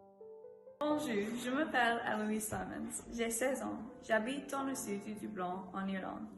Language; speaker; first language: French; non-native, learner; English